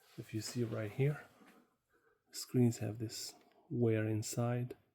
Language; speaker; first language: English; non-native, fluent; Arabic